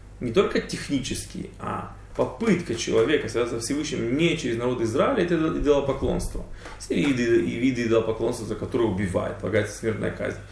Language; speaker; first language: Russian; early bilingual, heritage; Russian